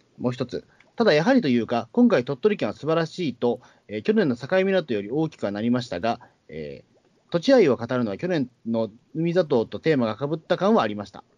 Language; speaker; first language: Japanese; native; Japanese